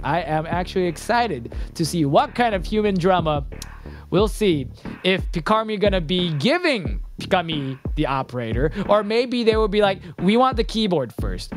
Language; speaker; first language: English; early bilingual, other home language; Japanese